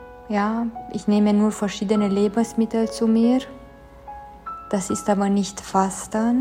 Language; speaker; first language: German; non-native, fluent; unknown